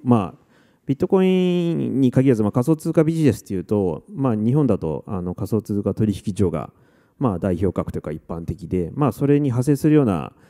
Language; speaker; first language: Japanese; native; Japanese